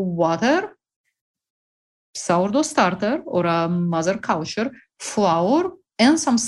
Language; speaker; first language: English; non-native, fluent; Russian